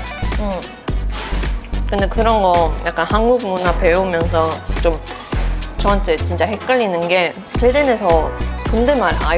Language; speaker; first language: Korean; non-native, fluent; Swedish